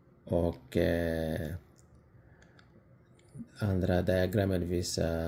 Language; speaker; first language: Swedish; non-native, fluent; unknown